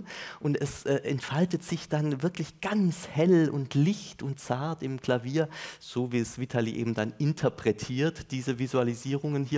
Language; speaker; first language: German; native; German